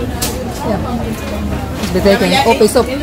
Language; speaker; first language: Dutch; non-native, learner; Filipino